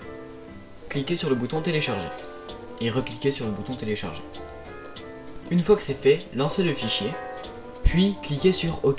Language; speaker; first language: French; native; French